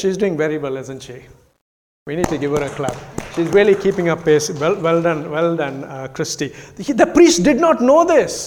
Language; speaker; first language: English; non-native, local second language; Tamil